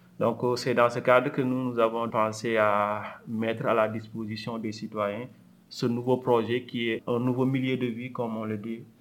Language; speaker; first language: French; non-native, local second language; Wolof